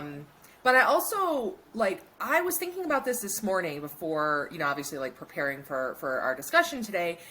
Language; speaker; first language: English; native; English